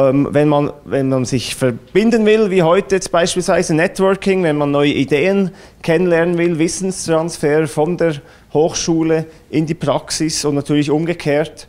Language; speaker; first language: German; native; German